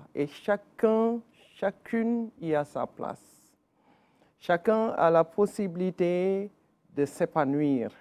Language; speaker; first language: French; non-native, local second language; Wolof